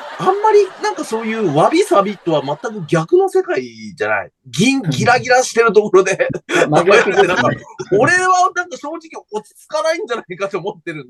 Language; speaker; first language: Japanese; native; Japanese